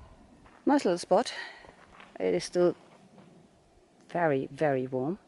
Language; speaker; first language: English; native; English